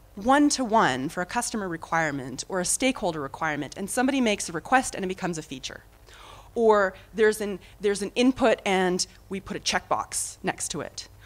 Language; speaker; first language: English; native; English